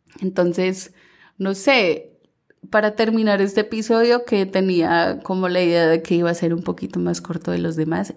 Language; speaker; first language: Spanish; early bilingual, heritage; Spanish